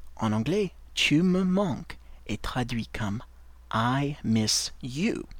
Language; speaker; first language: French; non-native, fluent; English